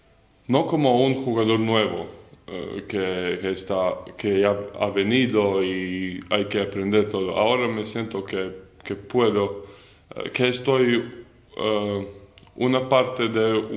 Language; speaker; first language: Spanish; non-native, learner; Latvian